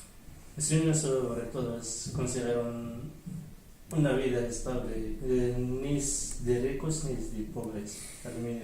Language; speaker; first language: Spanish; early bilingual, other home language; Arabic